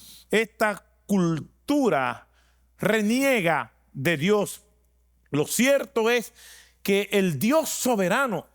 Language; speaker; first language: Spanish; native; Spanish